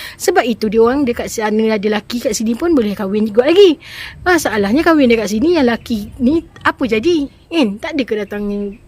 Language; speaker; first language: Malay; native; Malay